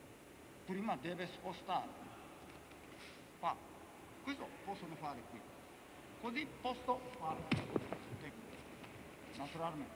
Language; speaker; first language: Italian; non-native, learner; Japanese